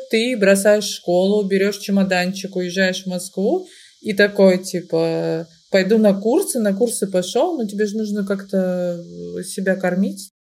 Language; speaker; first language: Russian; native; Russian